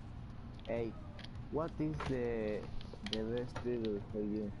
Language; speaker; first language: English; non-native, learner; Spanish